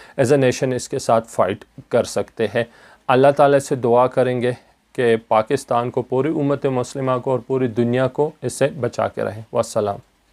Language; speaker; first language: Urdu; non-native, local second language; Pashto